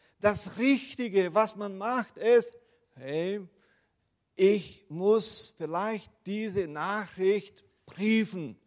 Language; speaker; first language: German; non-native, fluent; Portuguese